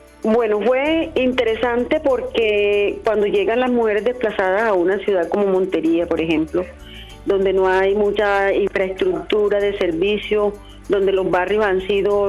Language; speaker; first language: Spanish; native; Spanish